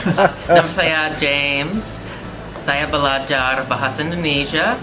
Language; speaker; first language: Indonesian; non-native, learner; English